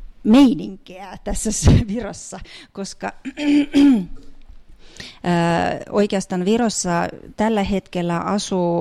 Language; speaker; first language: Finnish; non-native, fluent; Russian